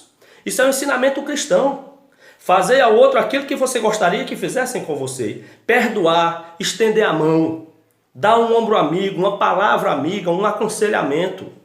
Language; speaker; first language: Portuguese; native; Portuguese